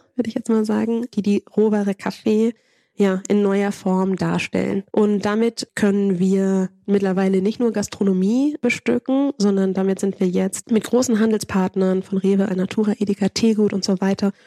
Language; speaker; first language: German; early bilingual, other home language; Spanish